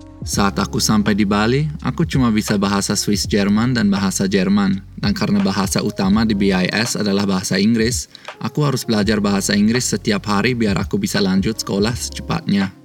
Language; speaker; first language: Indonesian; early bilingual, other home language; Swiss German